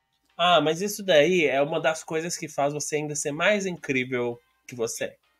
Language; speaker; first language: Portuguese; native; Portuguese